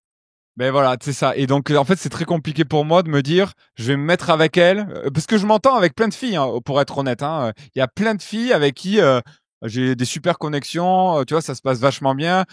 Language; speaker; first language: French; native; French